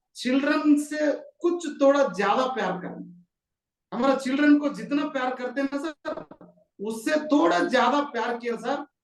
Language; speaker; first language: Hindi; non-native, local second language; Kannada